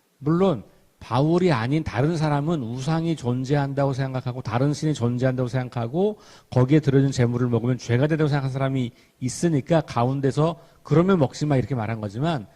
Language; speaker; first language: Korean; native; Korean